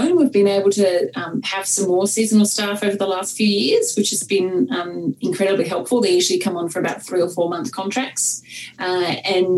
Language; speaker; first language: English; native; English